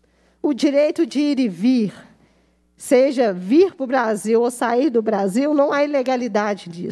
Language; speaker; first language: Portuguese; native; Portuguese